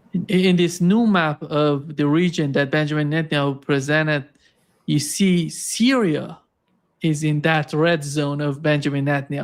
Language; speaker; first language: English; non-native, fluent; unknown